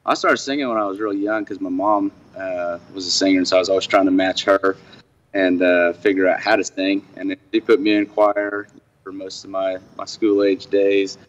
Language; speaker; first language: English; native; English